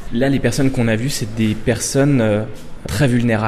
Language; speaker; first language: French; native; French